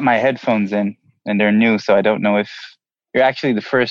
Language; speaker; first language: English; non-native, fluent; Hebrew